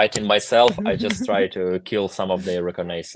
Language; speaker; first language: English; non-native, fluent; Ukrainian